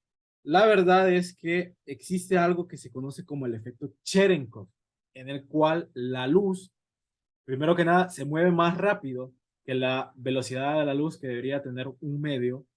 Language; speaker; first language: Spanish; native; Spanish